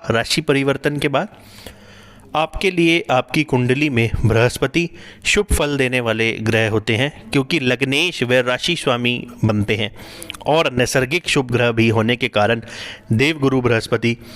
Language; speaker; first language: Hindi; native; Hindi